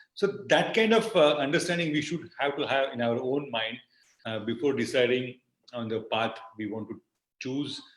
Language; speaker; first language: English; non-native, local second language; Marathi